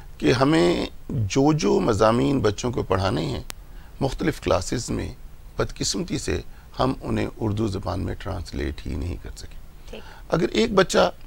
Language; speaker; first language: Urdu; non-native, local second language; Punjabi